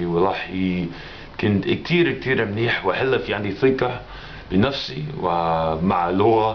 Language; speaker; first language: Arabic; non-native, learner; English